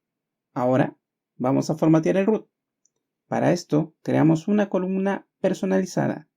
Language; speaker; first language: Spanish; native; Spanish